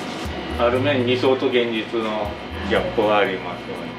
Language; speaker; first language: Japanese; native; Japanese